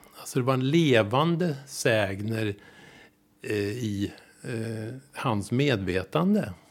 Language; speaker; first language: Swedish; native; Swedish